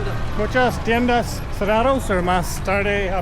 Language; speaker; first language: Spanish; non-native, learner; English